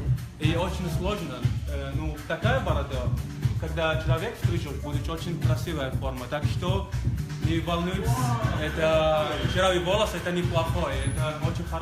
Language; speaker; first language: Russian; non-native, local second language; Georgian